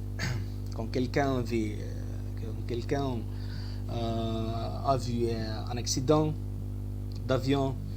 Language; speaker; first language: French; non-native, fluent; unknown